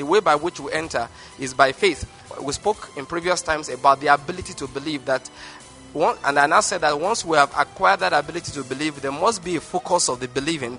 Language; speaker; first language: English; non-native, local second language; Igbo